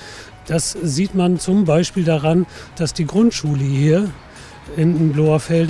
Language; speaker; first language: German; native; German